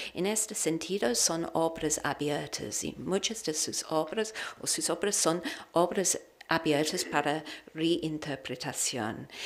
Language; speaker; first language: Spanish; non-native, learner; English